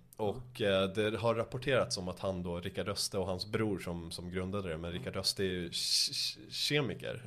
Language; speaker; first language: Swedish; early bilingual, other home language; Persian